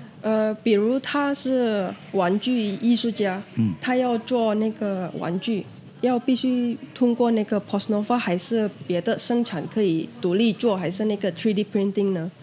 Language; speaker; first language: Chinese; non-native, fluent; Indonesian